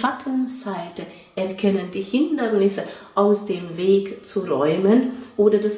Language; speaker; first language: German; non-native, fluent; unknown